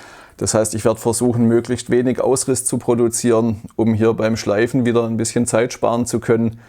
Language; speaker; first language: German; native; German